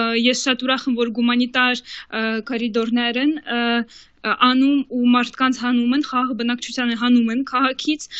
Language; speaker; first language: Armenian; early bilingual, heritage; Armenian